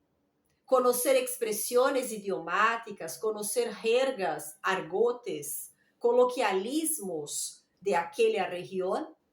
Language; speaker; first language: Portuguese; non-native, learner; Spanish